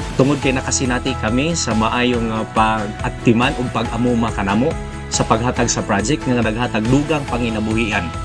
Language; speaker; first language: Cebuano; non-native, local second language; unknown